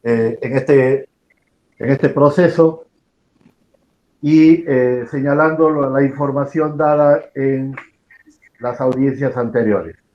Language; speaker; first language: Spanish; native; Spanish